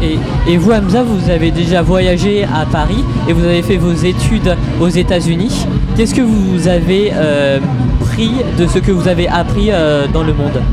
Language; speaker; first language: French; native; French